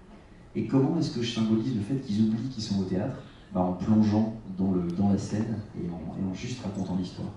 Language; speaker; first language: French; native; French